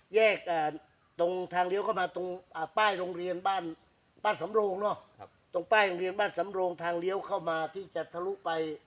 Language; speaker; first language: Thai; native; Thai